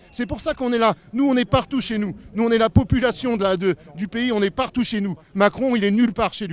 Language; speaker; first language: French; native; French